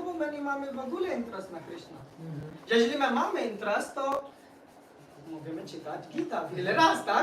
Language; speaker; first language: Polish; non-native, learner; Hindi